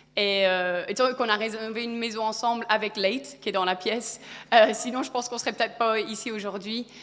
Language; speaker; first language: French; early bilingual, other home language; Polish